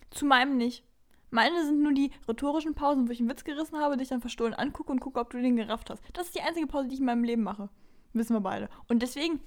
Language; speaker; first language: German; native; German